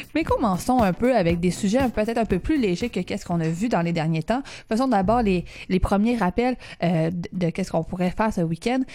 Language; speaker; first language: French; native; French